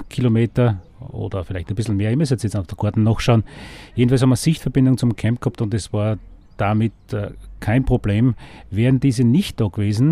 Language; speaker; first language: German; native; German